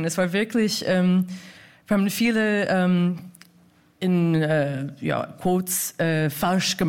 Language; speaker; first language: German; non-native, fluent; English